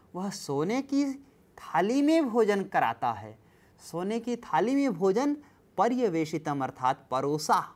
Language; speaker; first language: Hindi; native; Hindi